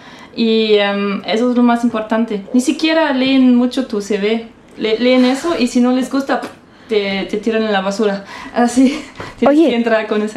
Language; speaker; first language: Spanish; non-native, fluent; German